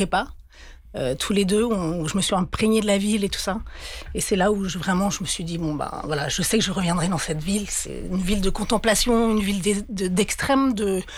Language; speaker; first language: French; native; French